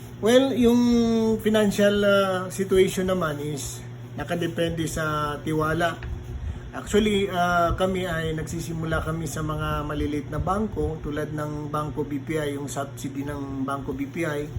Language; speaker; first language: Filipino; non-native, local second language; Maguindanaon